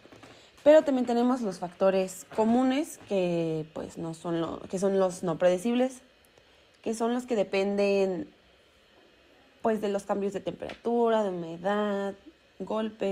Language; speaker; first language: Spanish; native; Spanish